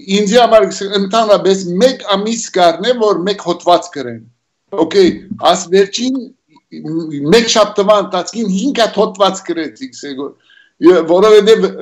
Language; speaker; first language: Armenian; early bilingual, heritage; Armenian